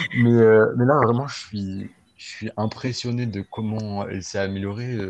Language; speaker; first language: French; native; French